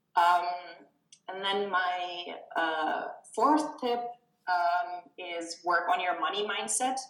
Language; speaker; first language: English; non-native, fluent; German